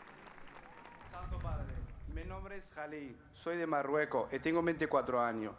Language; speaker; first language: Spanish; non-native, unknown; Arabic